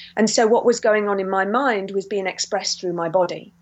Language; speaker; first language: English; native; English